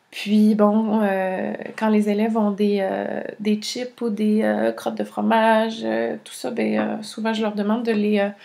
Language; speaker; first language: French; native; French